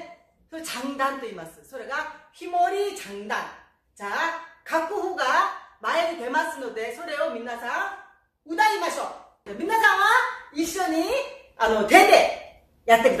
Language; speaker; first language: Japanese; non-native, fluent; Korean